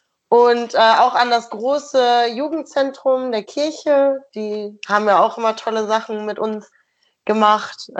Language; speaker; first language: German; native; German